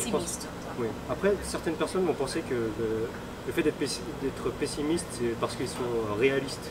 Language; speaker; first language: French; early bilingual, other home language; Min Nan Chinese